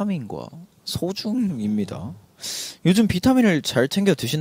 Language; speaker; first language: Korean; native; Korean